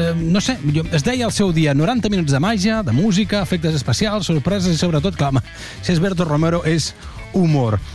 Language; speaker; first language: Catalan; native; Catalan